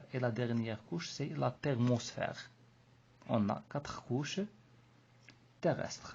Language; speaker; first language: French; non-native, local second language; Arabic